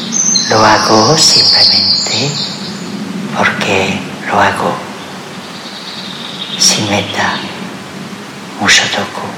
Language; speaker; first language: Spanish; non-native, fluent; French